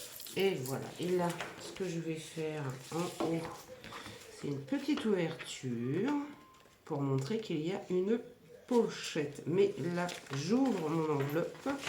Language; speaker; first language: French; native; French